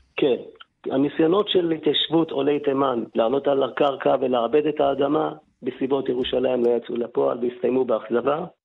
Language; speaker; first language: Hebrew; non-native, fluent; Arabic